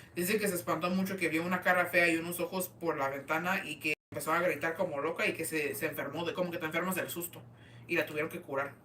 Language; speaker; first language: Spanish; early bilingual, heritage; Spanish